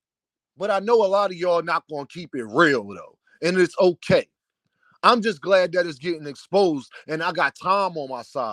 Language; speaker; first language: English; native; English